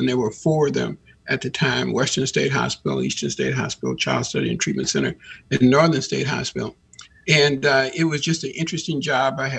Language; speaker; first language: English; native; English